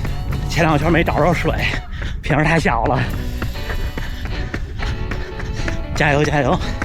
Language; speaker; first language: Chinese; native; Chinese